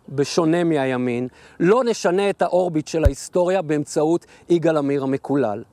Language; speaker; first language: Hebrew; native; Hebrew